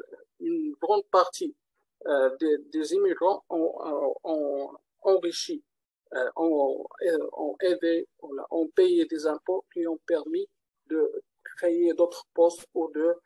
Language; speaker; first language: French; non-native, learner; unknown